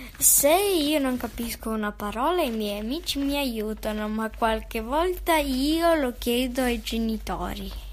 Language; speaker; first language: Italian; early bilingual, other home language; Russian